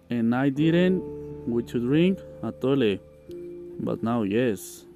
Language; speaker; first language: English; non-native, learner; Spanish